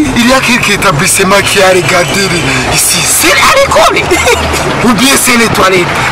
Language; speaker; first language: French; non-native, learner; Rundi